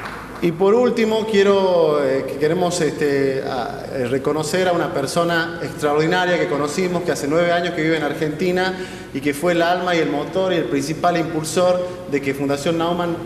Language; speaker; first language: Spanish; native; Spanish